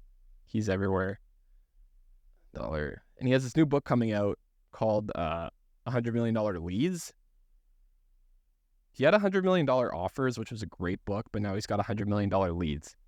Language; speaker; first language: English; native; English